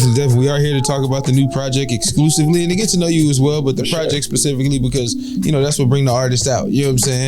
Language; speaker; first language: English; native; English